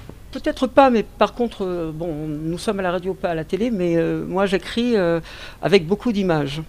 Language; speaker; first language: French; early bilingual, other home language; Catalan